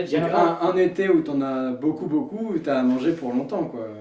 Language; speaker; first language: French; native; French